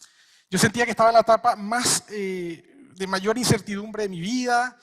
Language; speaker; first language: Spanish; native; Spanish